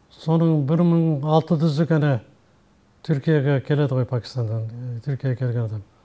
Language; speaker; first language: Kazakh; early bilingual, heritage; Kazakh